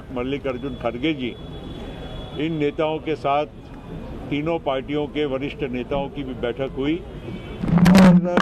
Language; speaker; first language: Hindi; non-native, local second language; Marathi